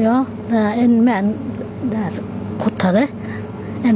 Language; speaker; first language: Swedish; non-native, learner; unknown